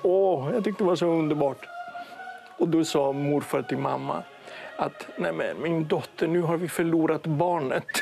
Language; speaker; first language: Swedish; non-native, fluent; Greek